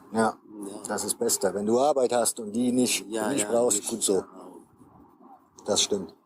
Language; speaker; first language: German; native; German